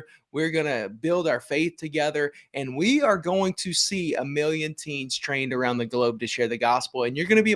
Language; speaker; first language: English; native; English